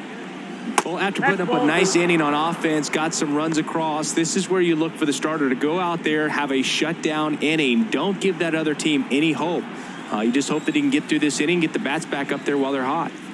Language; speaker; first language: English; native; English